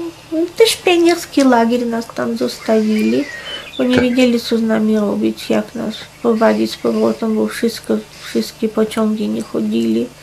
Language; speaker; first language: Polish; non-native, fluent; Russian